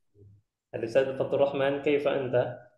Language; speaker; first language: Arabic; non-native, fluent; Indonesian